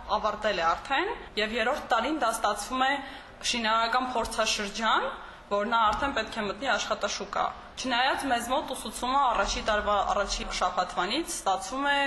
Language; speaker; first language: Armenian; native; Armenian